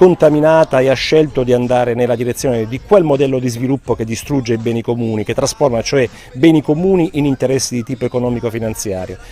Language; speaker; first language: Italian; native; Italian